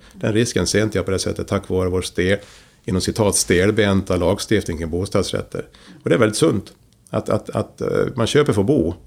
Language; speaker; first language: Swedish; native; Swedish